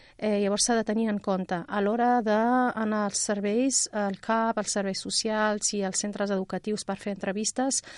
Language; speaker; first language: Catalan; non-native, fluent; Riffian